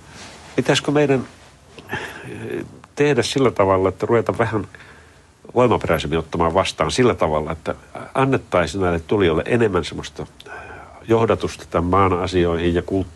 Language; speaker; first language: Finnish; native; Finnish